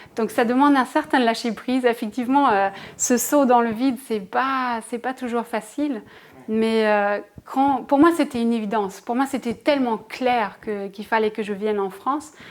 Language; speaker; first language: French; non-native, fluent; German